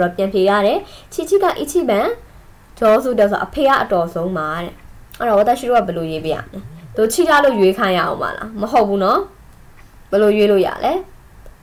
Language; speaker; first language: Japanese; non-native, fluent; Burmese